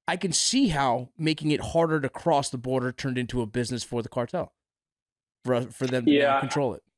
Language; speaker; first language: English; native; English